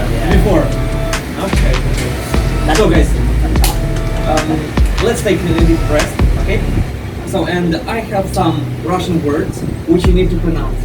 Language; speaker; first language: English; non-native, learner; Russian